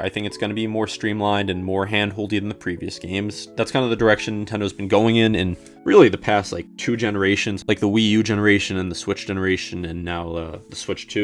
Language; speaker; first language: English; native; English